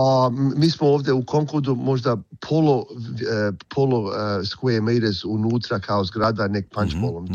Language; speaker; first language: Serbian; early bilingual, heritage; Croatian